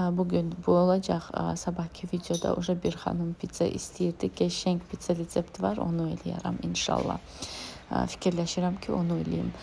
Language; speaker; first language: Azerbaijani; non-native, fluent; Lezghian